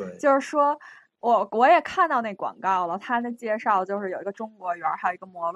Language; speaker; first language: Chinese; native; Chinese